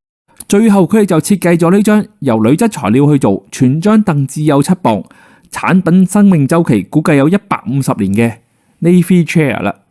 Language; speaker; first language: Cantonese; native; Cantonese